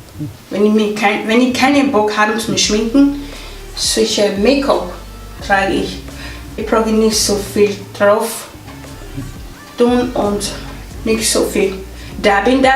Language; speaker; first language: German; non-native, fluent; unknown